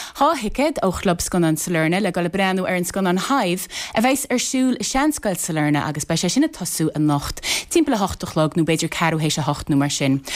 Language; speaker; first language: Irish; native; Irish